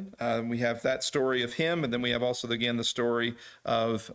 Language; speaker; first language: English; native; English